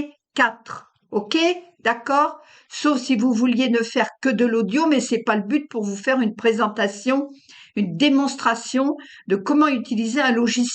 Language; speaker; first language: French; native; French